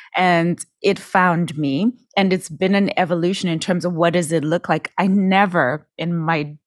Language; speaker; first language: English; non-native, local second language; Shona